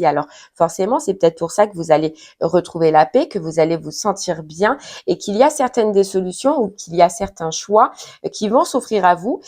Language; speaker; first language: French; native; French